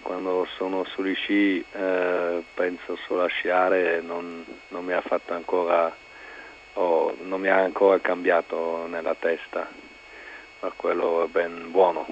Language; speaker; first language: Italian; non-native, local second language; German